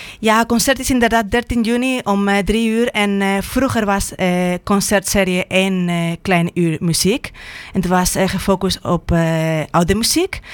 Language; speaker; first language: Dutch; non-native, fluent; Spanish